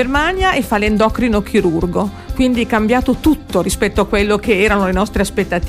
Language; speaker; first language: Italian; native; Italian